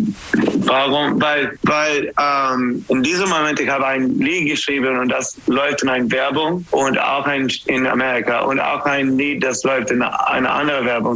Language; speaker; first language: German; non-native, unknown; English